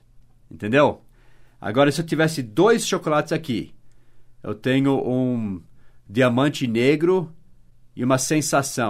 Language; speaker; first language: Portuguese; non-native, fluent; English